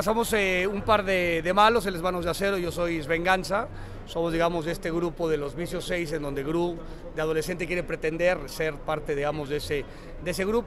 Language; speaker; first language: Spanish; native; Spanish